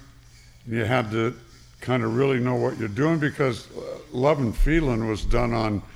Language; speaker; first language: English; native; English